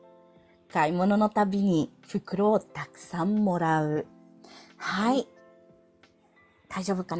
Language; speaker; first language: Japanese; non-native, fluent; Filipino